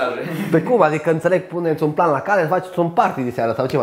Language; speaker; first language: Romanian; native; Romanian